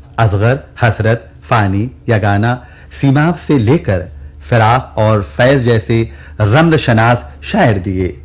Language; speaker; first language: Urdu; native; Urdu